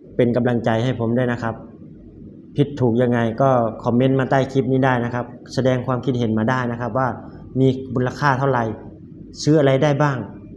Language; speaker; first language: Thai; native; Thai